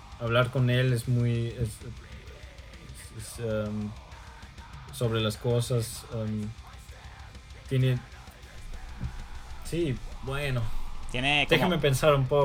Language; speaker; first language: Spanish; early bilingual, heritage; German